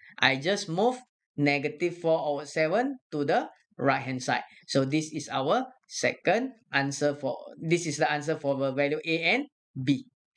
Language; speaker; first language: English; non-native, local second language; Malay